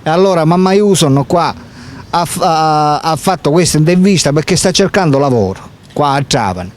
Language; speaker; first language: Italian; native; Italian